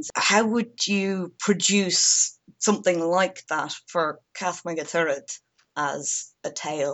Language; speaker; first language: English; native; English